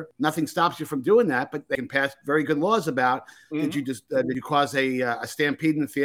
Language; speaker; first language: English; native; English